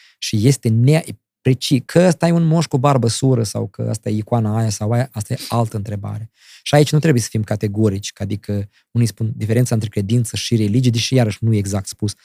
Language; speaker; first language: Romanian; native; Romanian